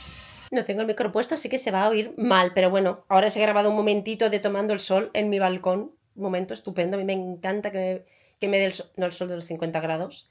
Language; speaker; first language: Spanish; native; Spanish